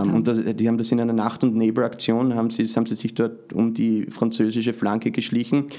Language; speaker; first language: German; native; German